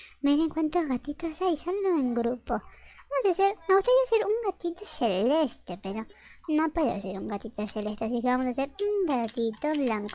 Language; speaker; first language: Spanish; native; Spanish